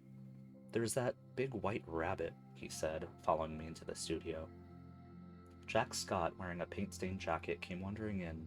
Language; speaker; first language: English; native; English